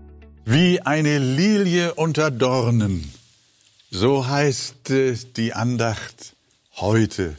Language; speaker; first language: German; native; German